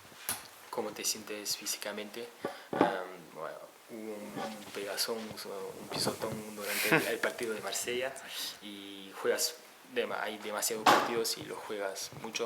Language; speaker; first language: Spanish; non-native, learner; French